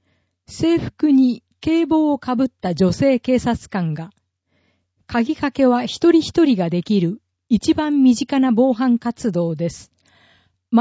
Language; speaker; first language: Japanese; native; Japanese